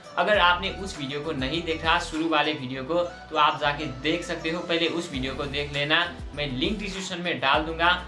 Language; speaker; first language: Hindi; non-native, fluent; Nepali